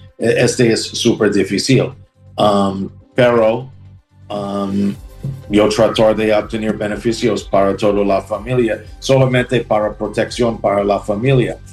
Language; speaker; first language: Spanish; non-native, learner; English